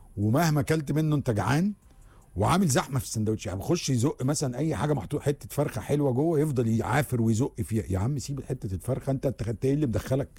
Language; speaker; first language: Egyptian Arabic; native; Egyptian Arabic